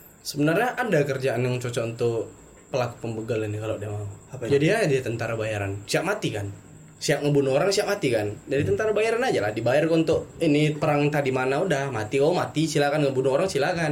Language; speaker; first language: Indonesian; native; Indonesian